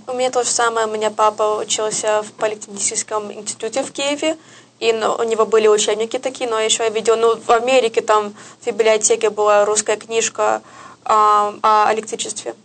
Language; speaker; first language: Russian; early bilingual, heritage; Russian